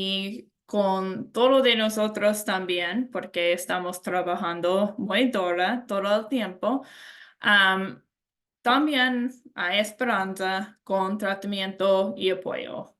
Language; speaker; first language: Spanish; non-native, learner; English